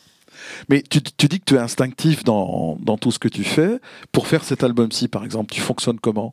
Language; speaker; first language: French; native; French